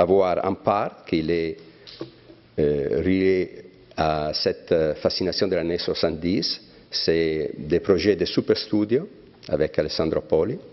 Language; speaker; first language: French; non-native, fluent; Italian